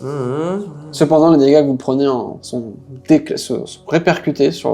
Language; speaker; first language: French; native; French